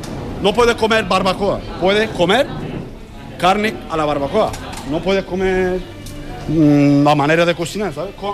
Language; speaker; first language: Spanish; non-native, learner; Turkish